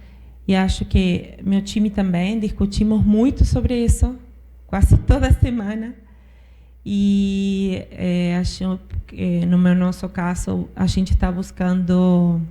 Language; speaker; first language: Portuguese; non-native, fluent; Spanish